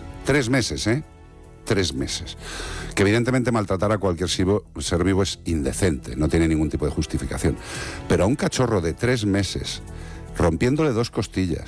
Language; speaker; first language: Spanish; native; Spanish